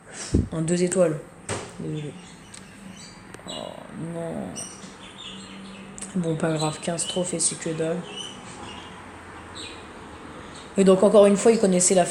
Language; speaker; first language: French; native; French